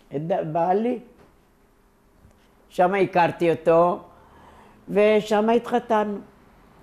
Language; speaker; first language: Hebrew; non-native, local second language; Ladino